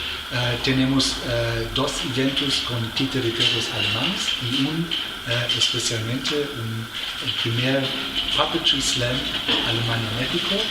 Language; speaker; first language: Spanish; non-native, fluent; German